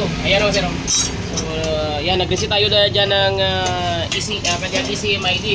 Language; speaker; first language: Filipino; native; Filipino